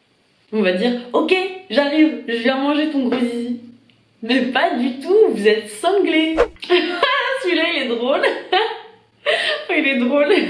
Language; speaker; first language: French; native; French